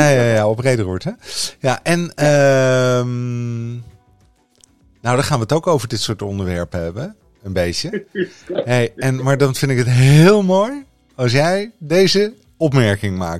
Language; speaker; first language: Dutch; native; Dutch